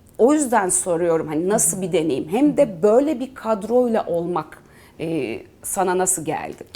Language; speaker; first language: Turkish; native; Turkish